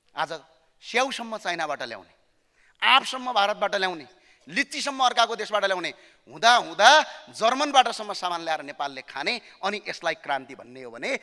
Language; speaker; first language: Nepali; native; Nepali